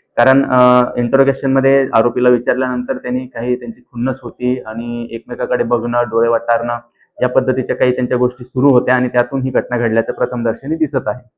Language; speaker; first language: Marathi; native; Marathi